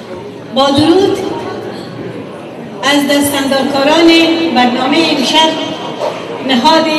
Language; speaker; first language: Persian; native; Persian